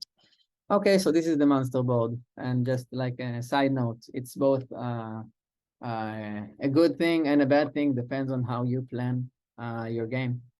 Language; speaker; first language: English; non-native, fluent; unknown